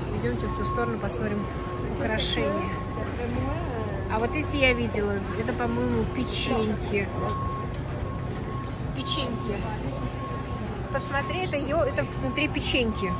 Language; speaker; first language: Russian; native; Russian